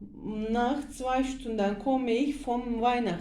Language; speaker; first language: German; non-native, learner; Turkish